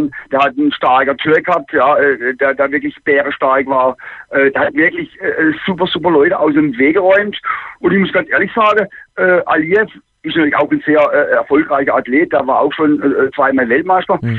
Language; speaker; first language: German; native; German